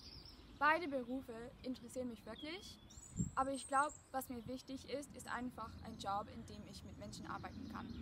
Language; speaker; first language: German; non-native, fluent; English